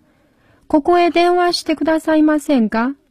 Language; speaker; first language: Japanese; non-native, fluent; Chinese